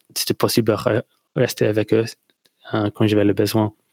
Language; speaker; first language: French; non-native, learner; English